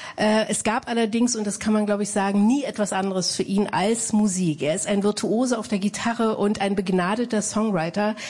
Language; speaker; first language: German; native; German